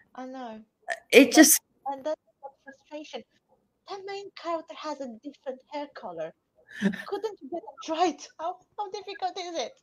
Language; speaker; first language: English; non-native, fluent; Romanian